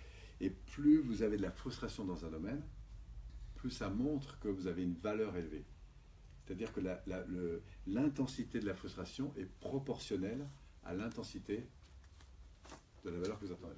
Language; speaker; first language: French; native; French